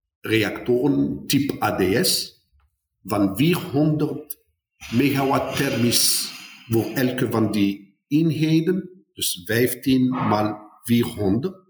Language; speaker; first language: Dutch; non-native, fluent; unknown